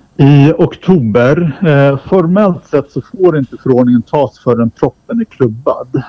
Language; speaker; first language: Swedish; native; Swedish